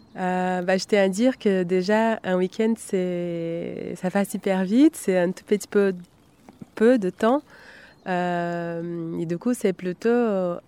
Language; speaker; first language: French; non-native, fluent; Portuguese